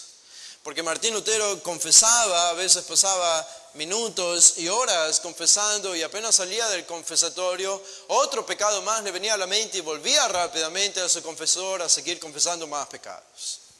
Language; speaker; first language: Spanish; native; Spanish